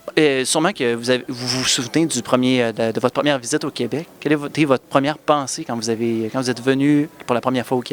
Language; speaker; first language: French; native; French